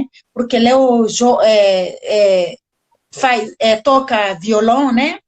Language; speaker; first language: Portuguese; non-native, learner; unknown